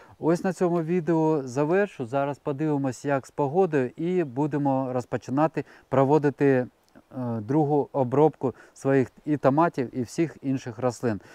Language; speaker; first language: Ukrainian; non-native, local second language; Russian